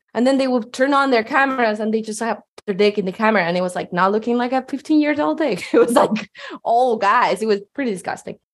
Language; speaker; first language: English; non-native, fluent; Spanish